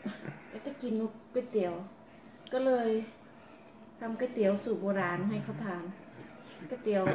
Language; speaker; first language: Dutch; non-native, learner; Thai